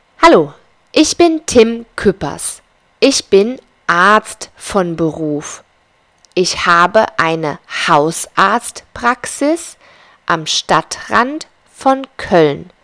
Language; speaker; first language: German; non-native, fluent; Spanish